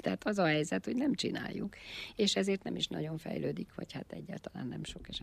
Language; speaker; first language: Hungarian; native; Hungarian